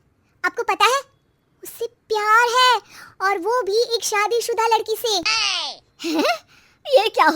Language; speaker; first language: Hindi; native; Hindi